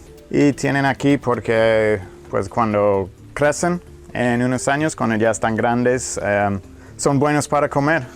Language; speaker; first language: Spanish; non-native, fluent; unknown